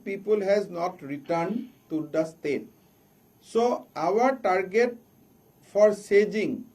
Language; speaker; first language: English; non-native, local second language; Assamese